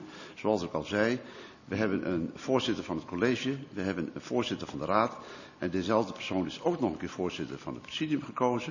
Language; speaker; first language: Dutch; native; Dutch